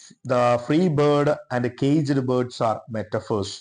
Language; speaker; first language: English; non-native, local second language; Malayalam